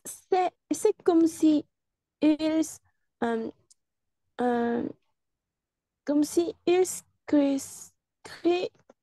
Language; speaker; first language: French; non-native, learner; Spanish